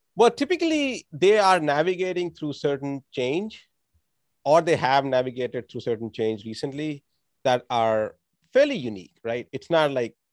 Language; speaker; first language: English; non-native, local second language; Tamil